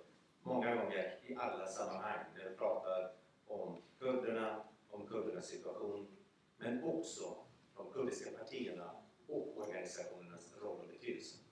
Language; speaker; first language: Swedish; early bilingual, other home language; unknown